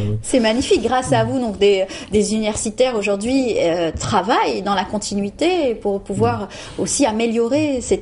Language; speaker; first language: French; native; French